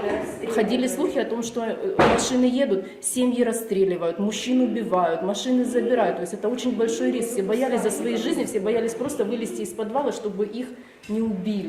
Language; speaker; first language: Russian; native; Russian